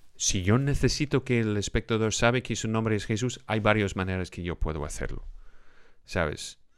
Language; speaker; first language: Spanish; non-native, fluent; English